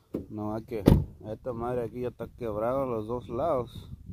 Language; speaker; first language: Spanish; early bilingual, heritage; Spanish